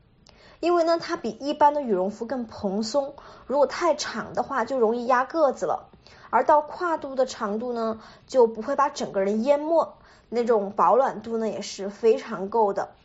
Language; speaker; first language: Chinese; native; Chinese